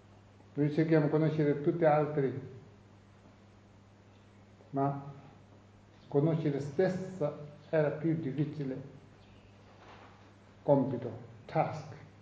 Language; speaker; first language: Italian; non-native, learner; Tibetan